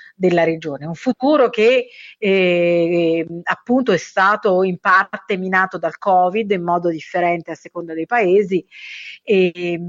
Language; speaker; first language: Italian; native; Italian